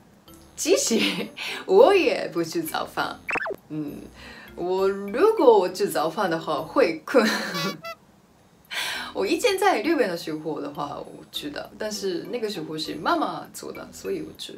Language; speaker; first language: Chinese; non-native, fluent; Japanese